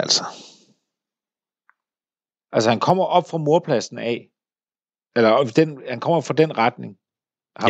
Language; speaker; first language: Danish; native; Danish